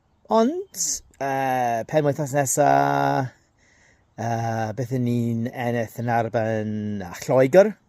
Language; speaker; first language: Welsh; non-native, learner; English